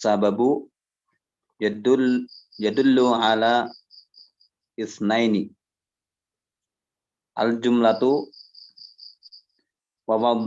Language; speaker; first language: Arabic; non-native, learner; Indonesian